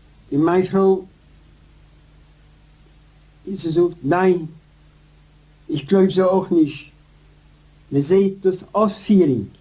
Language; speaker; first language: German; non-native, learner; Yiddish